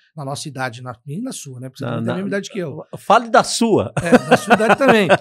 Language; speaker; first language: Portuguese; native; Portuguese